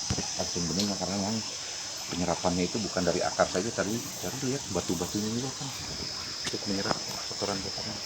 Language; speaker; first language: Indonesian; native; Indonesian